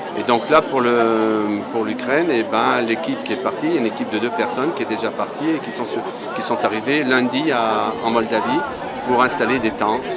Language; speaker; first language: French; native; French